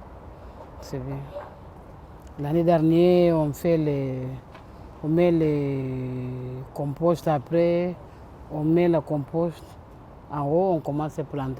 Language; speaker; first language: French; non-native, learner; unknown